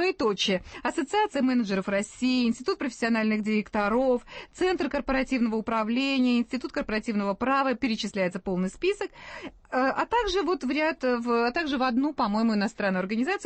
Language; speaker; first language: Russian; native; Russian